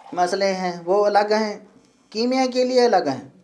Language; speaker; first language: Hindi; non-native, local second language; Punjabi